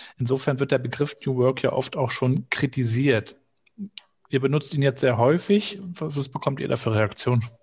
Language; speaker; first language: German; native; German